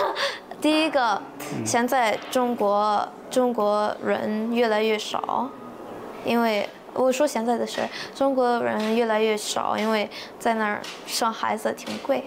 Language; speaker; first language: Chinese; early bilingual, heritage; Chinese